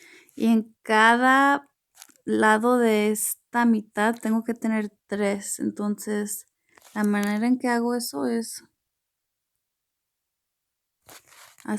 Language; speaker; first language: Spanish; early bilingual, heritage; Spanish